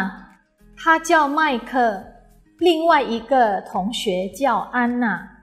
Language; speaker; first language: Chinese; non-native, fluent; Indonesian